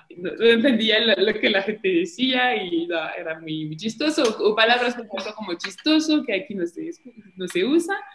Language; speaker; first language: Spanish; non-native, fluent; French